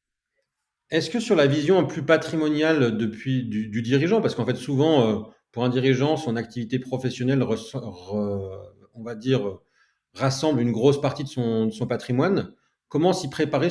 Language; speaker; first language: French; native; French